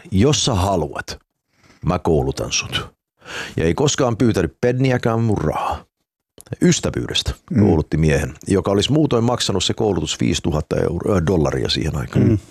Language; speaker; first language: Finnish; early bilingual, heritage; Finnish